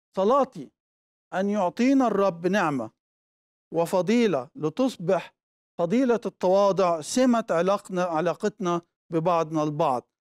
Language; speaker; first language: Arabic; native; Arabic